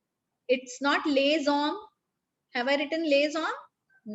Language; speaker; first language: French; non-native, fluent; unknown